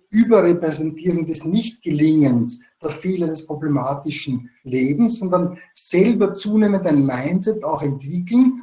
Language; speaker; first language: German; native; German